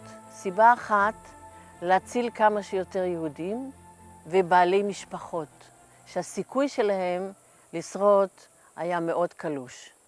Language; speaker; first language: Hebrew; early bilingual, other home language; Yiddish